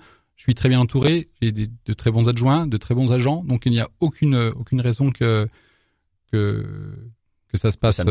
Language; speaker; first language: French; native; French